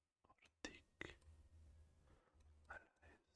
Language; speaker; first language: Basque; non-native, learner; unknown